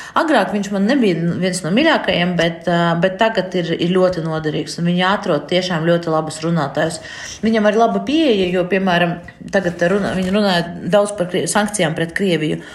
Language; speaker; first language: Latvian; non-native, local second language; Russian